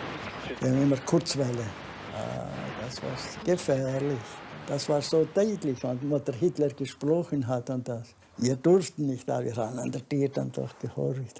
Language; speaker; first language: German; early bilingual, heritage; German